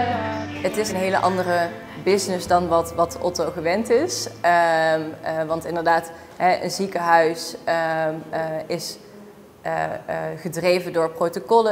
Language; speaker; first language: Dutch; native; Dutch